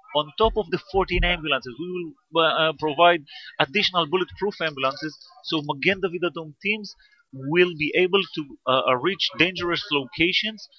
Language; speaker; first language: English; non-native, fluent; Hebrew